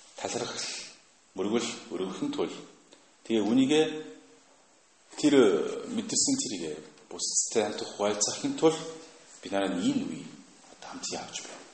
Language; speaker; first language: Mongolian; non-native, fluent; Korean